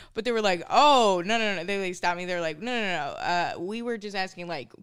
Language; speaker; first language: English; native; English